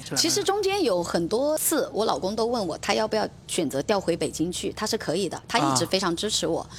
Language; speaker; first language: Chinese; native; Chinese